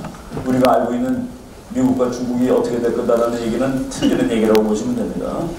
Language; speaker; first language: Korean; native; Korean